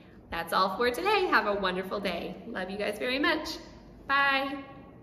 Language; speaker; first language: English; native; English